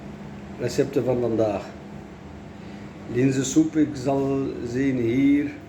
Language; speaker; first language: Dutch; non-native, learner; Kurdish